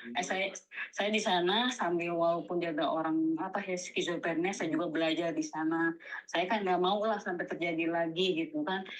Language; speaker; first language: Indonesian; native; Indonesian